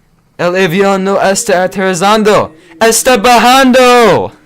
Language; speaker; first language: Spanish; non-native, learner; English